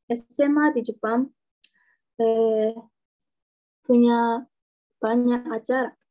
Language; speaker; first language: Indonesian; non-native, learner; Japanese